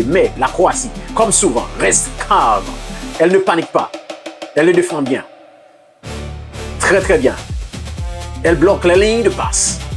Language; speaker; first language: French; non-native, local second language; Haitian Creole